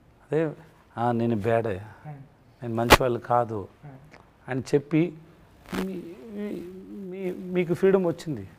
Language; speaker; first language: Telugu; non-native, local second language; Tamil